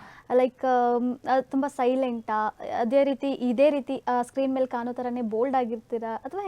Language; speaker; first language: Kannada; native; Kannada